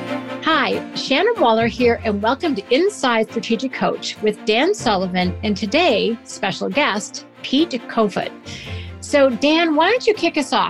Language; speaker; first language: English; native; English